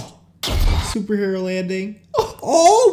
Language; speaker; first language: English; native; English